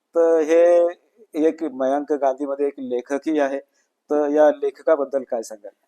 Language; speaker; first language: Marathi; native; Marathi